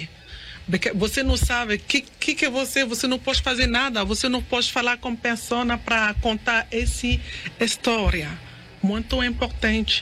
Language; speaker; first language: Portuguese; non-native, learner; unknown